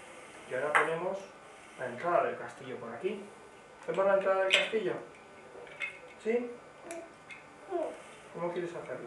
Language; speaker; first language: Spanish; native; Spanish